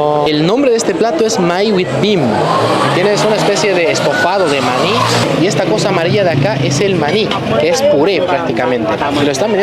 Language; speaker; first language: Spanish; native; Spanish